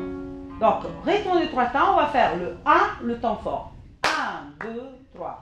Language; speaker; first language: French; non-native, fluent; Italian